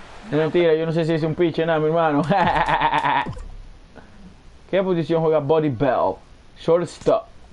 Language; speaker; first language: Spanish; early bilingual, heritage; Spanish